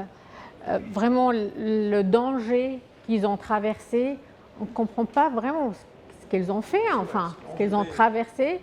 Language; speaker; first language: French; non-native, fluent; Arabic